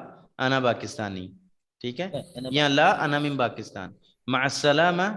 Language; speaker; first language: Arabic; non-native, fluent; Urdu